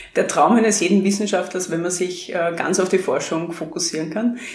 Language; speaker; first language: German; native; German